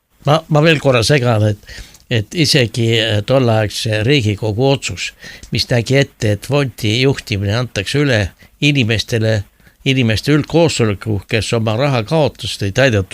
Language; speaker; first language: Estonian; native; Estonian